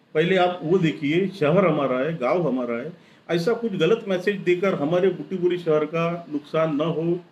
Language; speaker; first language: Hindi; non-native, local second language; Marathi